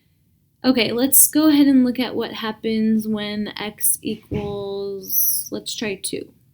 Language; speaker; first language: English; native; English